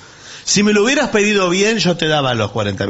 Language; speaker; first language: Spanish; native; Spanish